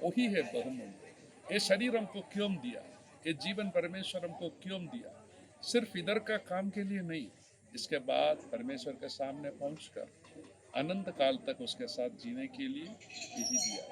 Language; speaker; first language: Hindi; non-native, local second language; Malayalam